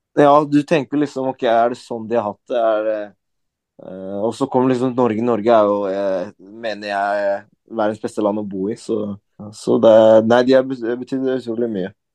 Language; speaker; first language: Norwegian; early bilingual, other home language; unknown